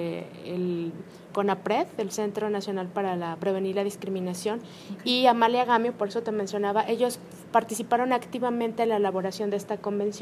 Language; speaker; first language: Spanish; native; Spanish